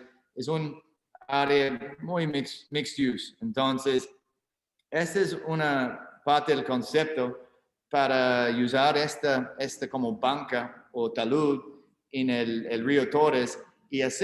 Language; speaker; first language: Spanish; non-native, learner; English